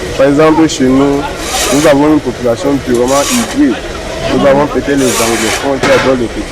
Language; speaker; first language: French; non-native, local second language; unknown